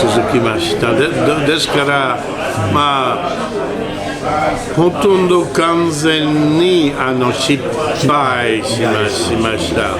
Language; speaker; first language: Japanese; non-native, learner; French